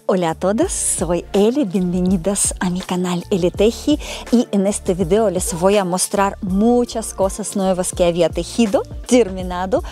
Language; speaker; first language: Spanish; non-native, fluent; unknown